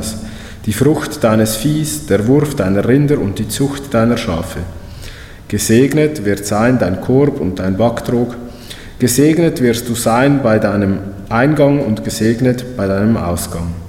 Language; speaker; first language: German; native; German